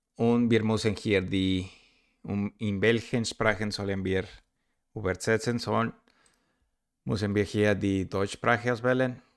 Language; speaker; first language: German; non-native, learner; Spanish